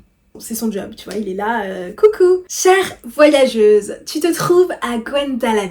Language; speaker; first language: French; native; French